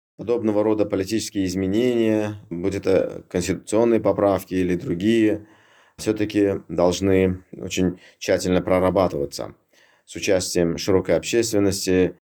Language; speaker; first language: Russian; non-native, local second language; Uzbek